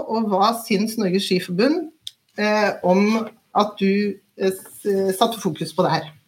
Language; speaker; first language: Norwegian; native; Norwegian